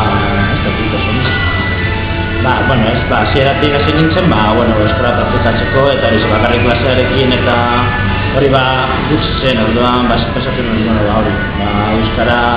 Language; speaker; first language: Basque; non-native, local second language; Spanish